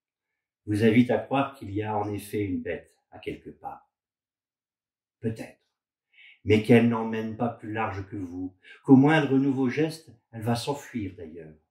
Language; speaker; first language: French; native; French